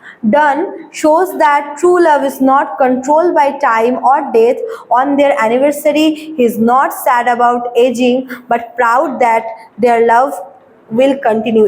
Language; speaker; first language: English; non-native, local second language; Bangla